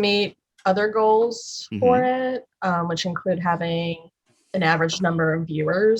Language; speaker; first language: English; native; English